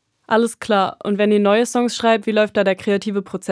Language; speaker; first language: German; native; German